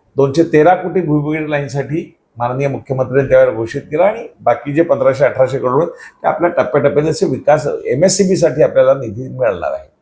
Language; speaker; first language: Marathi; native; Marathi